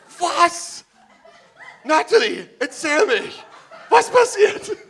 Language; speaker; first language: German; non-native, learner; English